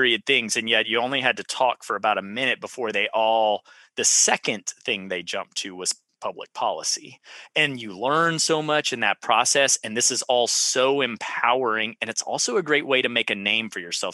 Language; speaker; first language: English; native; English